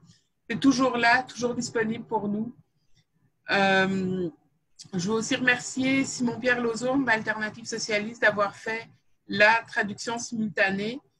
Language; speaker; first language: French; native; French